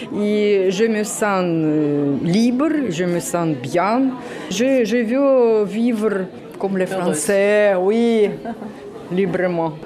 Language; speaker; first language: French; non-native, learner; Russian